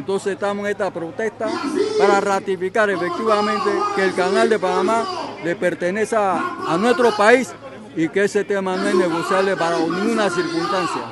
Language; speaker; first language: Spanish; native; Spanish